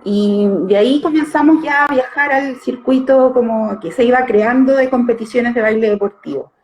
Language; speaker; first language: Spanish; native; Spanish